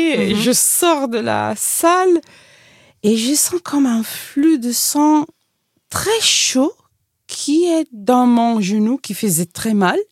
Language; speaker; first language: French; non-native, fluent; Italian